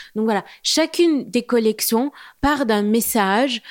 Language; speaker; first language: French; non-native, local second language; Arabic